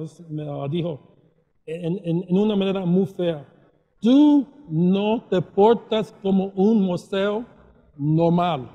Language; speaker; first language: Spanish; early bilingual, heritage; Spanish